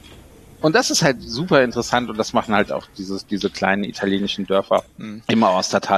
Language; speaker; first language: German; native; German